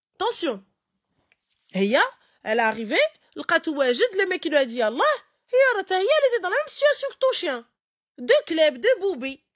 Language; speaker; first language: French; early bilingual, other home language; Arabic